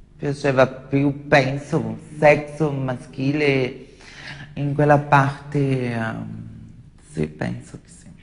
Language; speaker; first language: Italian; non-native, learner; Portuguese